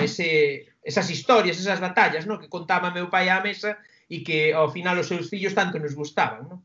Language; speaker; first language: Galician; non-native, local second language; Spanish